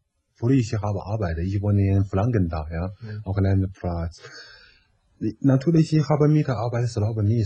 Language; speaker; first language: German; non-native, learner; Chinese